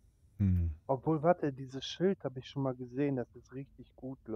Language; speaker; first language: German; native; German